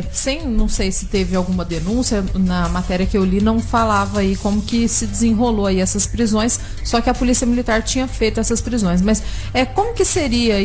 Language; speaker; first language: Portuguese; native; Portuguese